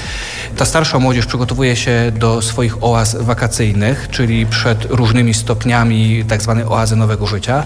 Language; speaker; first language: Polish; native; Polish